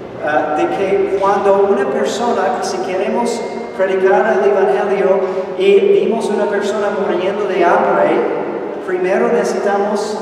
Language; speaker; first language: Spanish; non-native, fluent; English